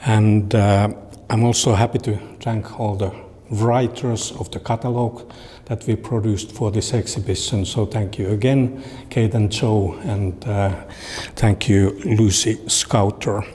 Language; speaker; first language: English; non-native, fluent; Finnish